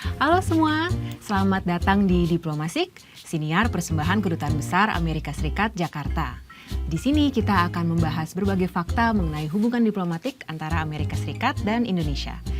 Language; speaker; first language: Indonesian; native; Indonesian